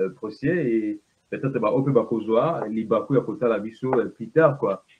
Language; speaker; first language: French; non-native, local second language; Lingala